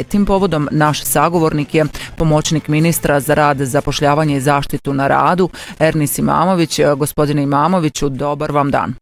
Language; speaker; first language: Bosnian; native; Bosnian